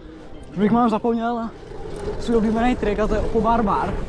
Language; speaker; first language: Czech; native; Czech